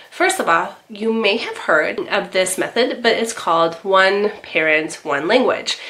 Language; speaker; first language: English; native; English